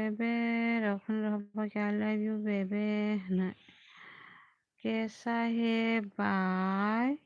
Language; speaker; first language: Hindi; non-native, local second language; Kok Borok